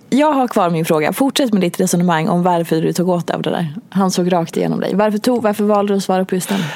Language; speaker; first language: Swedish; native; Swedish